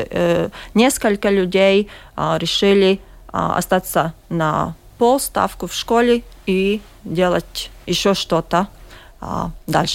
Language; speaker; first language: Russian; non-native, local second language; Latvian